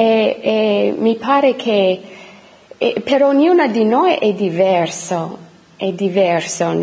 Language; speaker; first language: Italian; non-native, fluent; English